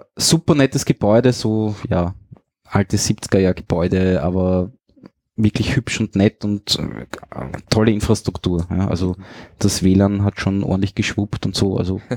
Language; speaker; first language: German; native; German